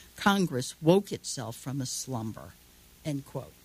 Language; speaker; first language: English; native; English